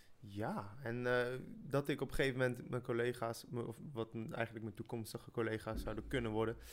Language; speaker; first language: Dutch; early bilingual, other home language; French